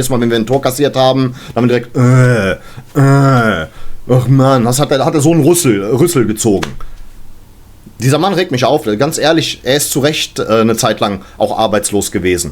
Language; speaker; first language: German; native; German